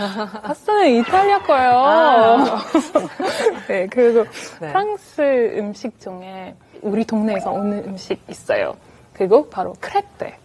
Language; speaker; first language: Korean; non-native, fluent; French